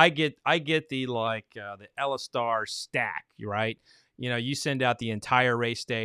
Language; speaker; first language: English; native; English